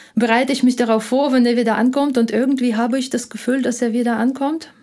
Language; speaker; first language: German; non-native, fluent; Ukrainian